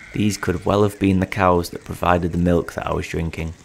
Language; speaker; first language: English; native; English